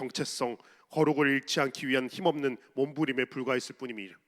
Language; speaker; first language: Korean; native; Korean